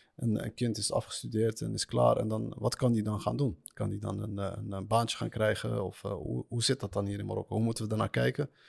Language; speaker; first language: Dutch; early bilingual, other home language; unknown